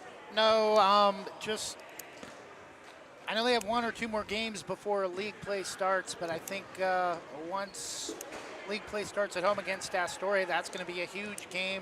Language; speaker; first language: English; native; English